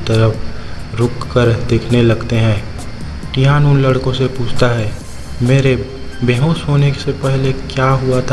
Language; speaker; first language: Hindi; native; Hindi